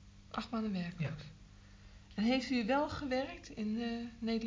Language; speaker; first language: Dutch; native; Dutch